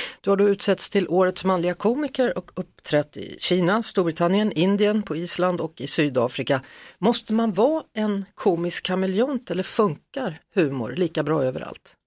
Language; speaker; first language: Swedish; native; Swedish